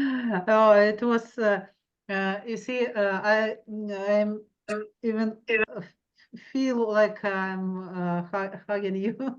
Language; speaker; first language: English; non-native, learner; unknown